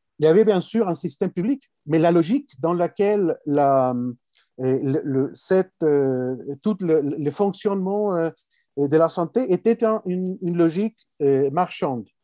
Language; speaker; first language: French; non-native, fluent; Spanish